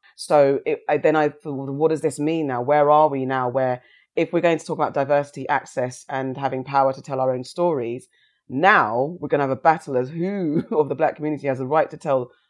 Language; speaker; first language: English; native; English